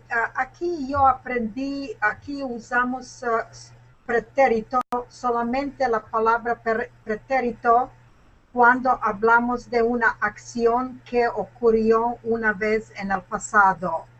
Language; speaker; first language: Spanish; non-native, fluent; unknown